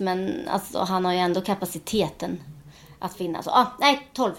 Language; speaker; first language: Swedish; native; Swedish